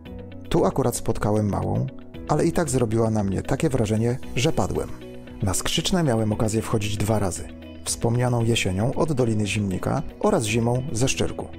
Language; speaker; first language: Polish; native; Polish